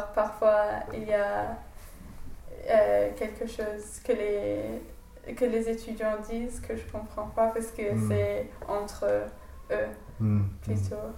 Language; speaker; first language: French; non-native, fluent; English